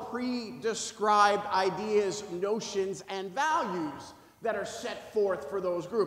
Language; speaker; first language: English; native; English